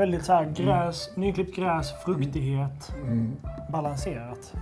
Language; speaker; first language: Swedish; native; Swedish